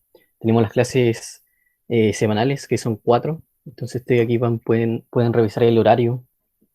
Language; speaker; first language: Spanish; native; Spanish